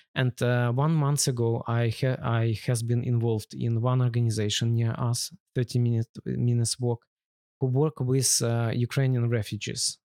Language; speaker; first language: English; non-native, learner; Ukrainian